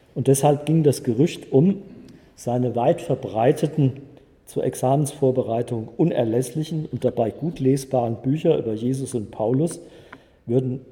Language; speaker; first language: German; native; German